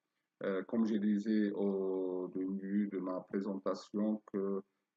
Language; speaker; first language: French; non-native, fluent; Arabic